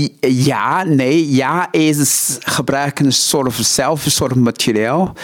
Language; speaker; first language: Dutch; non-native, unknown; Chinese